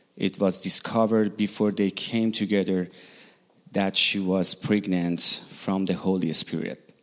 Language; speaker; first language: English; non-native, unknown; Persian